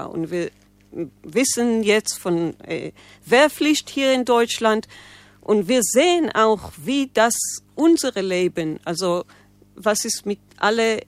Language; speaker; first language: German; non-native, fluent; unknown